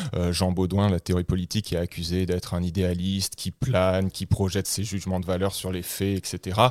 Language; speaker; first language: French; native; French